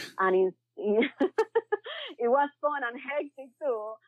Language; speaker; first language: English; early bilingual, other home language; Spanish